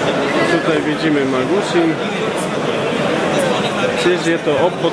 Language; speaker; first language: Polish; non-native, learner; Slovak